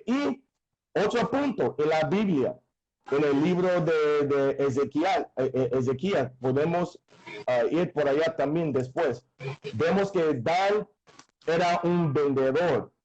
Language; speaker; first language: Spanish; non-native, fluent; English